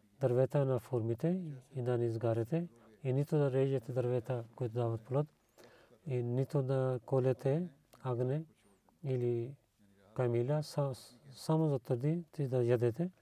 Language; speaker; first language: Bulgarian; non-native, learner; Urdu